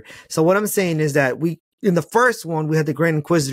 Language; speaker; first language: English; native; English